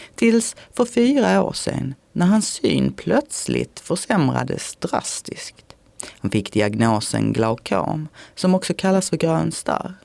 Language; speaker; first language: Swedish; native; Swedish